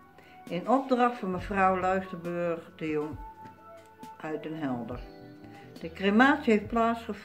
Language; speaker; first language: Dutch; native; Dutch